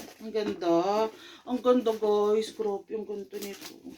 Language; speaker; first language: Filipino; native; Filipino